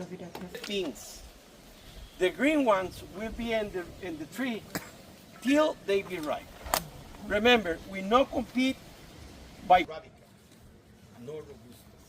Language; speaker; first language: English; non-native, learner; Spanish